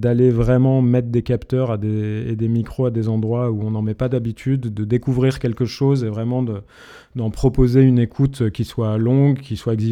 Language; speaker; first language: French; native; French